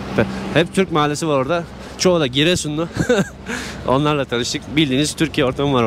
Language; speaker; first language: Turkish; native; Turkish